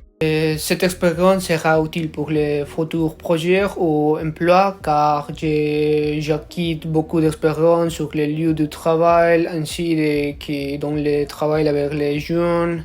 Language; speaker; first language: French; non-native, learner; Spanish